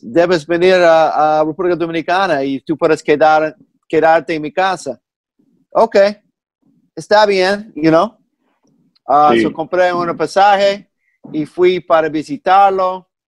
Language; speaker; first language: Spanish; non-native, fluent; English